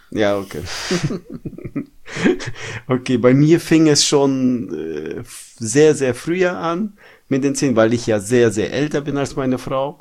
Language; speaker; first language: German; non-native, fluent; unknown